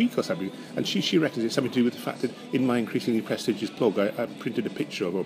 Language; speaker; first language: English; native; English